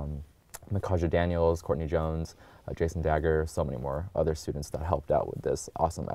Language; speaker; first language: English; native; English